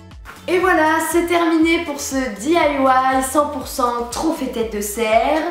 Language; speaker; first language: French; native; French